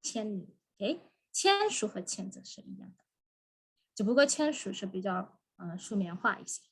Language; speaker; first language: Chinese; non-native, fluent; Indonesian